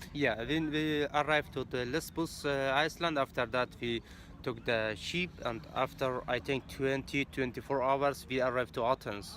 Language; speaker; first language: English; non-native, learner; Persian